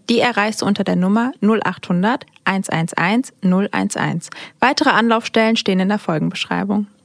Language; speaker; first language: German; early bilingual, other home language; Turkish